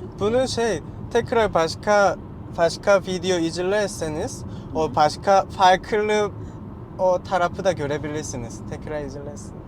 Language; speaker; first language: Turkish; non-native, learner; Korean